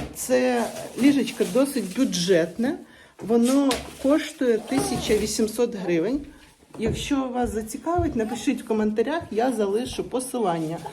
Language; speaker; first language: Ukrainian; native; Ukrainian